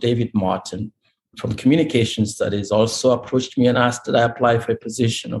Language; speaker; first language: English; non-native, local second language; Igbo